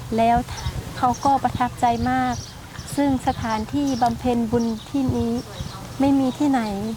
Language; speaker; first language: Thai; native; Thai